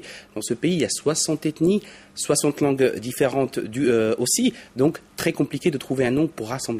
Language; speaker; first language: French; native; French